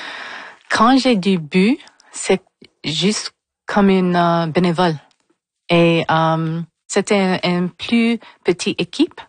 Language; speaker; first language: French; non-native, local second language; English